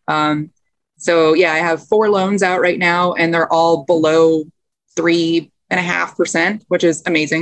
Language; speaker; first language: English; native; English